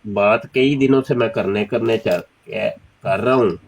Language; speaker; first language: Urdu; native; Urdu